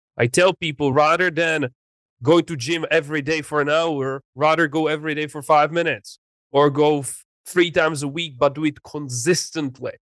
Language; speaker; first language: English; non-native, fluent; Czech